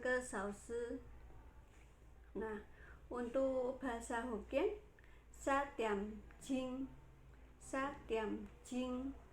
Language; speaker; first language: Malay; non-native, local second language; Javanese